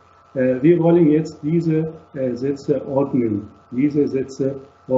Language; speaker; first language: German; non-native, fluent; Arabic